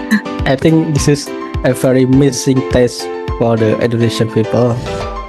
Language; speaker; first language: English; non-native, learner; Indonesian